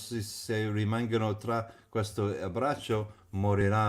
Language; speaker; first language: Italian; non-native, fluent; English